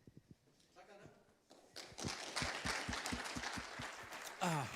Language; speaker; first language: Norwegian; non-native, fluent; English